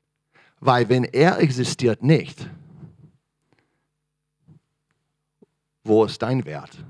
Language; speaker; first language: German; non-native, fluent; English